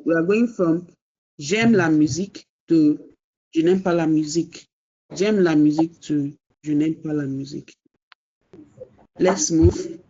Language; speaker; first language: French; non-native, fluent; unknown